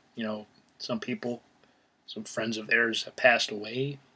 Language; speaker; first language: English; native; English